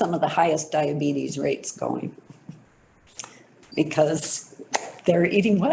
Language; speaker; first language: English; native; English